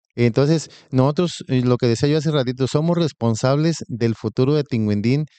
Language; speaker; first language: Spanish; native; Spanish